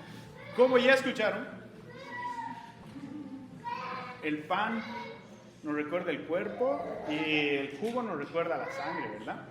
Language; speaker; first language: Spanish; native; Spanish